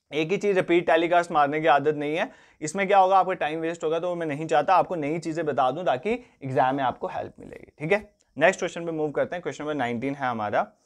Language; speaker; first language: Hindi; non-native, local second language; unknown